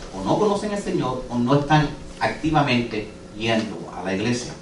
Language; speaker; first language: Spanish; non-native, fluent; English